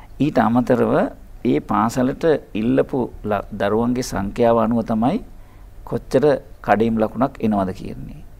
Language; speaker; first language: Sinhala; native; Sinhala